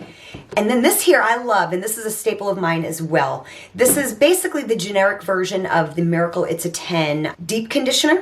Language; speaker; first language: English; native; English